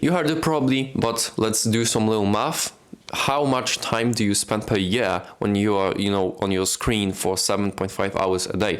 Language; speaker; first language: English; non-native, fluent; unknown